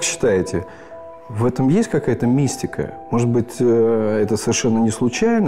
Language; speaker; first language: Russian; native; Russian